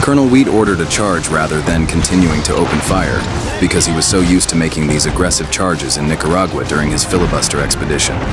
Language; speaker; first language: English; native; English